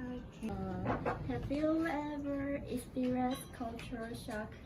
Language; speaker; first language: English; non-native, learner; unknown